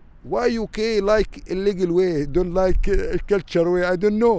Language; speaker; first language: English; non-native, learner; Arabic